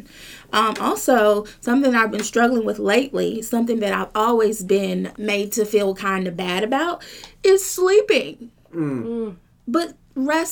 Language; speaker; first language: English; native; English